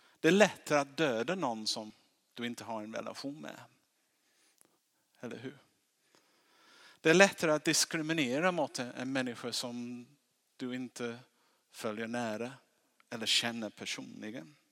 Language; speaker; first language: Swedish; non-native, fluent; English